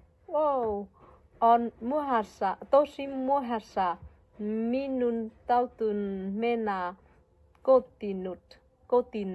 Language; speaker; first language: Finnish; non-native, learner; Vietnamese